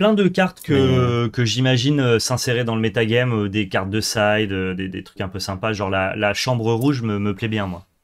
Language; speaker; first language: French; native; French